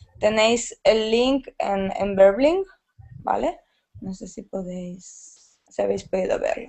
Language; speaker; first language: Spanish; native; Spanish